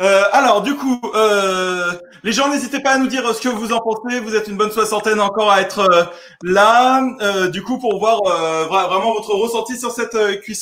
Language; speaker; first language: French; native; French